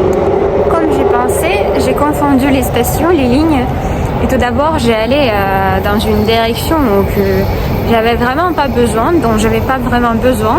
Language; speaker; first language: French; non-native, fluent; Russian